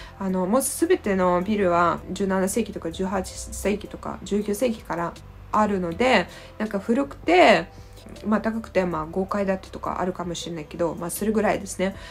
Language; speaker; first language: Japanese; non-native, fluent; Russian